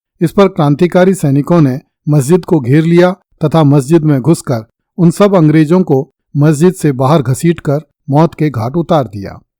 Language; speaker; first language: Hindi; native; Hindi